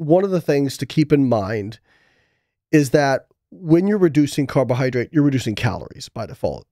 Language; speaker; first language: English; native; English